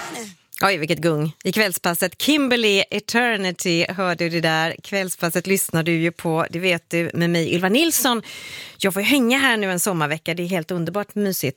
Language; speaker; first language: Swedish; native; Swedish